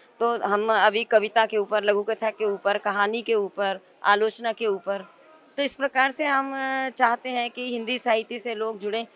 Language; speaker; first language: Hindi; native; Hindi